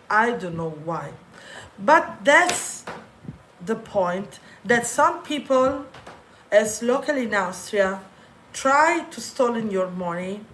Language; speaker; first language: English; non-native, fluent; Italian